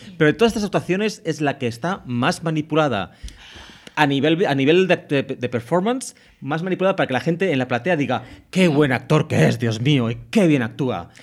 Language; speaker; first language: Spanish; native; Spanish